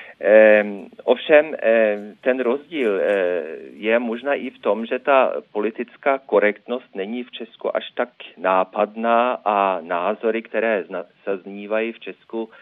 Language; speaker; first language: Czech; non-native, fluent; Norwegian